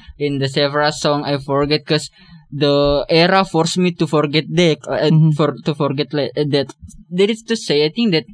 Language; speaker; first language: English; non-native, learner; Buginese